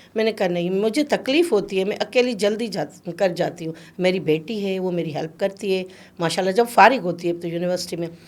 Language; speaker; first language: Urdu; non-native, local second language; Sindhi